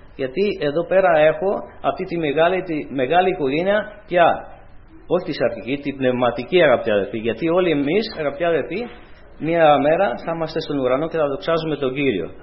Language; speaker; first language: Greek; non-native, fluent; Romanian